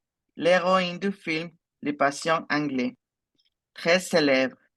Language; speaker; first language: French; non-native, fluent; Spanish